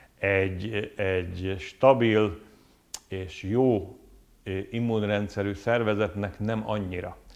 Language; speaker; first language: Hungarian; native; Hungarian